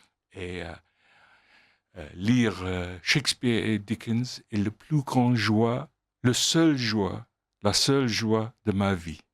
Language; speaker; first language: French; non-native, fluent; English